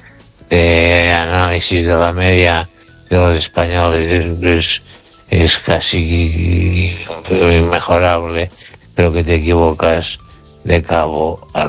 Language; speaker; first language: Spanish; native; Spanish